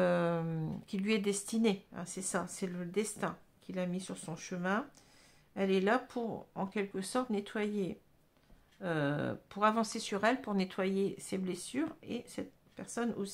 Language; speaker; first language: French; native; French